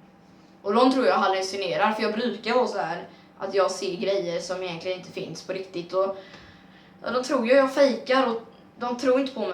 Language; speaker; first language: Swedish; native; Swedish